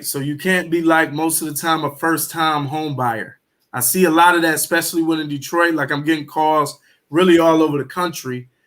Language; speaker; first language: English; native; English